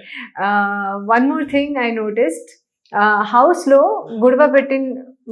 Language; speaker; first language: Telugu; non-native, local second language; Hindi